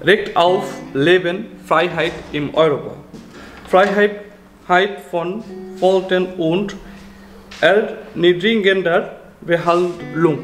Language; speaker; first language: German; non-native, learner; Bangla